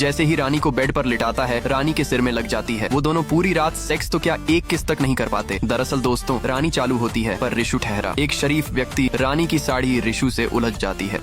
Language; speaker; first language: Hindi; native; Hindi